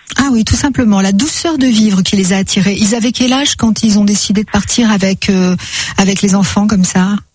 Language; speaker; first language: French; native; French